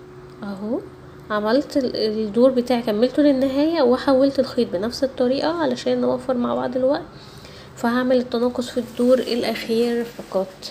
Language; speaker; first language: Arabic; native; Arabic